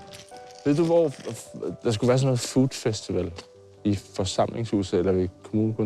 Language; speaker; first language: Danish; native; Danish